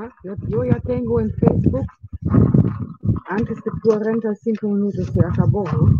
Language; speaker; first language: Spanish; non-native, learner; German